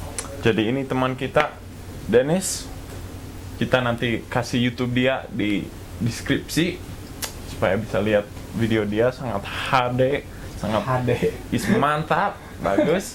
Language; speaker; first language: Indonesian; non-native, learner; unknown